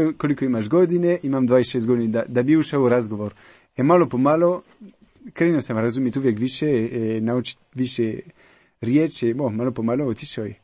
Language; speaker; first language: Croatian; non-native, learner; French